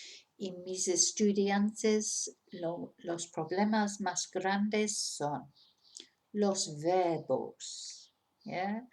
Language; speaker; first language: Spanish; non-native, fluent; English